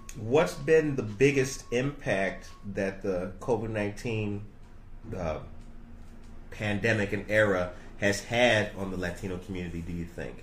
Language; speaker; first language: English; native; English